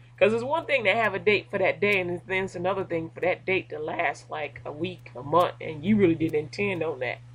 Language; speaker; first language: English; native; English